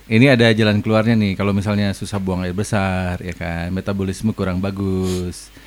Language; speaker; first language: Indonesian; native; Indonesian